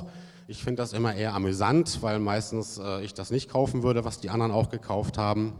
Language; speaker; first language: German; native; German